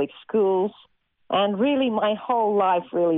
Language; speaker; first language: English; native; English